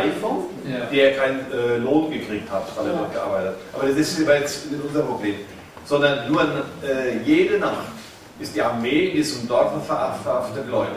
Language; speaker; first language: German; native; German